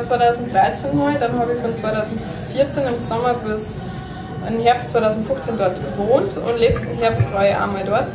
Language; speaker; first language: German; native; German